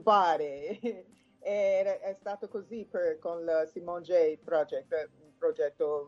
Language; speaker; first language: Italian; non-native, fluent; English